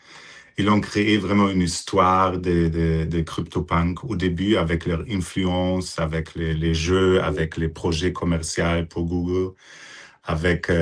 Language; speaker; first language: French; non-native, fluent; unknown